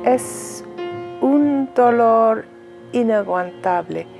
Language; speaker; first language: Spanish; non-native, fluent; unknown